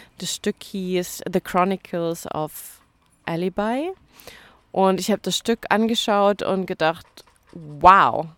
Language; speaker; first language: German; native; German